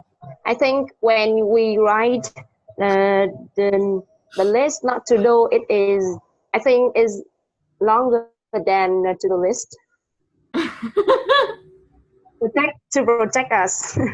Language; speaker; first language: English; non-native, learner; Vietnamese